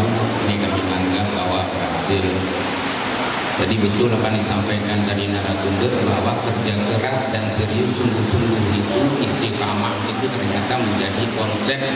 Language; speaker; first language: Indonesian; native; Indonesian